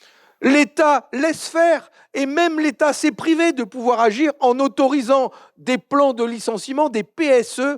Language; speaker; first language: French; native; French